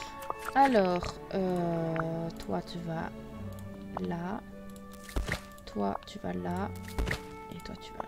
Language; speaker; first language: French; native; French